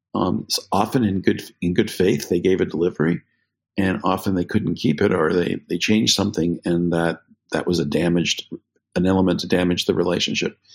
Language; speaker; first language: English; native; English